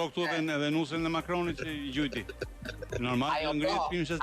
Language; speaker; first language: Albanian; native; Albanian